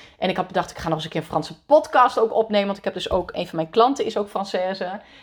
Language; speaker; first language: Dutch; native; Dutch